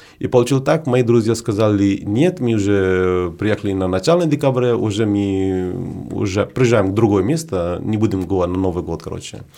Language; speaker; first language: Russian; non-native, fluent; Hindi